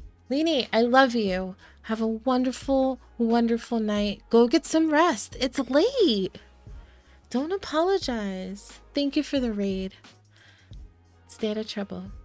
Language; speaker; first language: English; early bilingual, other home language; Spanish